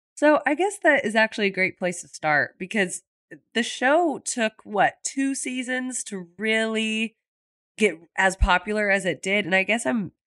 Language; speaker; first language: English; native; English